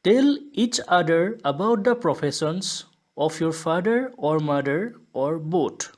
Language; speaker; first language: English; non-native, local second language; Assamese